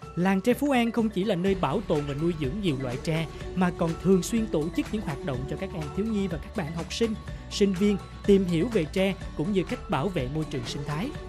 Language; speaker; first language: Vietnamese; native; Vietnamese